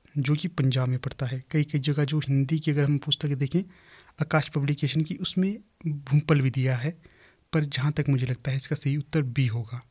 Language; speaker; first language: Hindi; native; Hindi